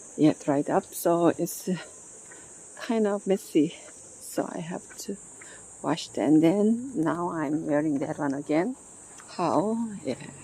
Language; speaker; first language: English; non-native, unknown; Korean